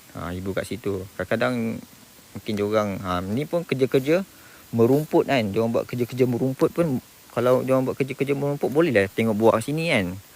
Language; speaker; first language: Malay; native; Malay